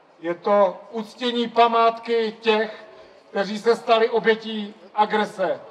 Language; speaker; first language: Czech; native; Czech